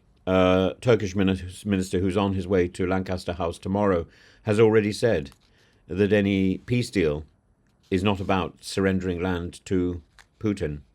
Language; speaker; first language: English; native; English